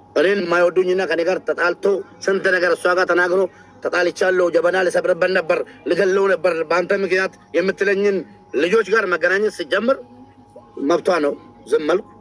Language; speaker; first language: Amharic; non-native, local second language; Oromo